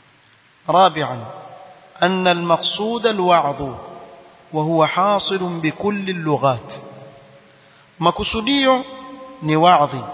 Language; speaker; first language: Arabic; non-native, fluent; Swahili